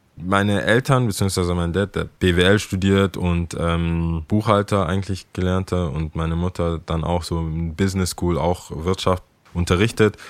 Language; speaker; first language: German; early bilingual, other home language; Akan